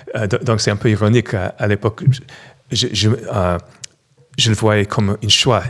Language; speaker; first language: French; non-native, fluent; English